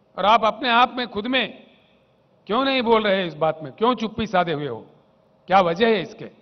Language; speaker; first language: Hindi; non-native, local second language; Telugu